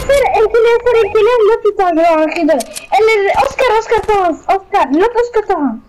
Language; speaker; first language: Swedish; early bilingual, other home language; Turkish